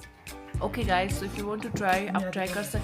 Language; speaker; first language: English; non-native, local second language; Tibetan